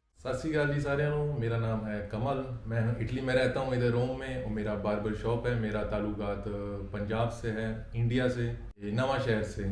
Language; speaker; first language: Hindi; non-native, local second language; Punjabi